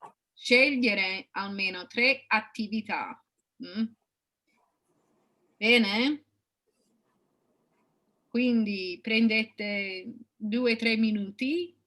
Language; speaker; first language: Italian; non-native, fluent; English